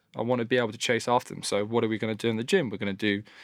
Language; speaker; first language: English; native; English